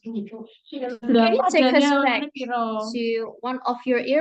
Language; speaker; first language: English; non-native, learner; Indonesian